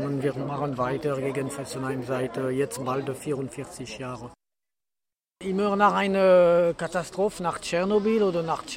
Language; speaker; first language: German; non-native, learner; French